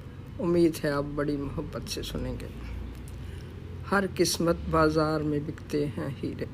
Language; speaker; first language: Urdu; native; Urdu